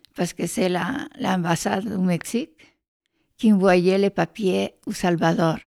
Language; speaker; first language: French; non-native, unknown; Spanish